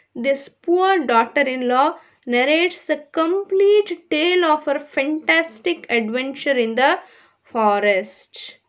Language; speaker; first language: English; non-native, local second language; Kannada